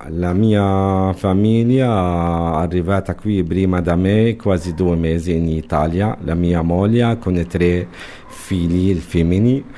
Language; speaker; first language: Italian; non-native, learner; Arabic